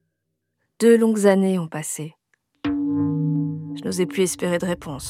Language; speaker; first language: French; native; French